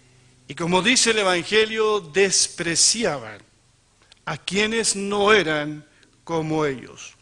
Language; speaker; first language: Spanish; native; Spanish